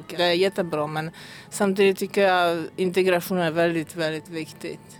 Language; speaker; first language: Swedish; non-native, fluent; Czech